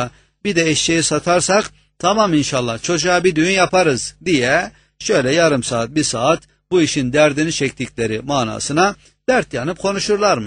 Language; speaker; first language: Turkish; native; Turkish